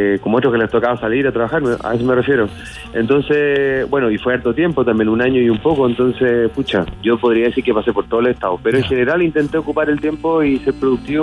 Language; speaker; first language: Spanish; native; Spanish